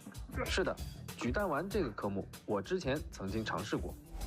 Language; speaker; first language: Chinese; native; Chinese